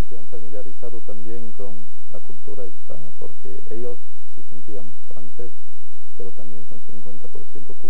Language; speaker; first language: Spanish; non-native, fluent; French